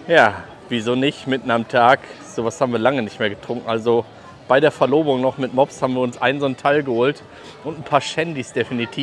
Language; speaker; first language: German; native; German